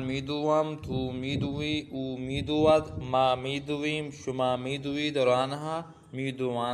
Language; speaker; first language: Persian; non-native, fluent; Urdu